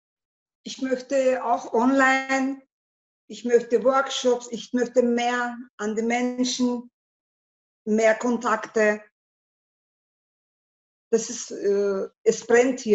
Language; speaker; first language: German; non-native, learner; Turkish